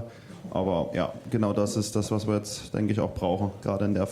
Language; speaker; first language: German; native; German